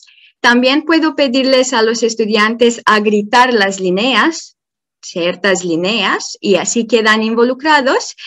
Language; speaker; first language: Spanish; non-native, fluent; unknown